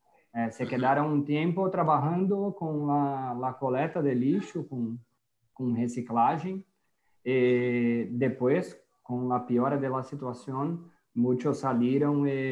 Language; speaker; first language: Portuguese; non-native, fluent; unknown